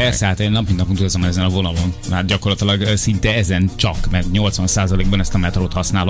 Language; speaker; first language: Hungarian; native; Hungarian